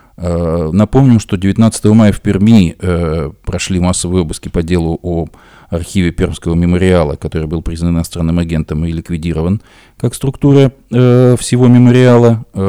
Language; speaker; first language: Russian; native; Russian